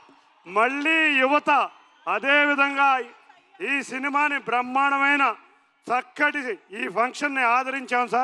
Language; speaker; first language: Telugu; native; Telugu